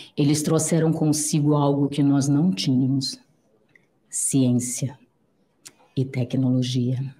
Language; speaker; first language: Portuguese; native; Portuguese